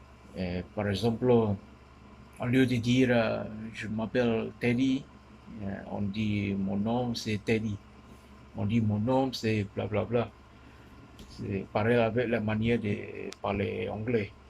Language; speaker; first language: French; non-native, learner; Min Nan Chinese